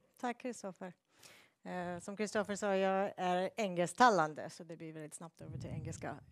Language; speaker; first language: Swedish; non-native, fluent; English